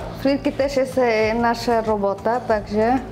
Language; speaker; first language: Polish; non-native, learner; Spanish